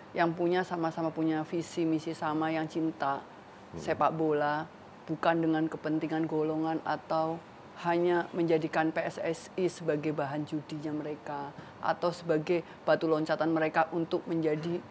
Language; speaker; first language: Indonesian; native; Indonesian